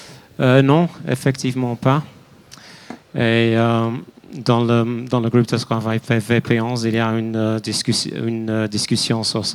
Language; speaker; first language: French; non-native, fluent; English